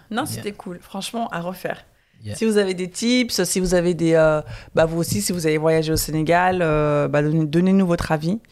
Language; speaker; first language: French; native; French